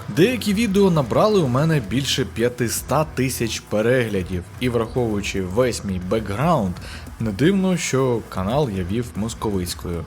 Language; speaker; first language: Ukrainian; early bilingual, other home language; Russian